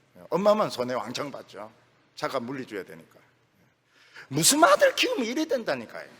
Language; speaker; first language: Korean; native; Korean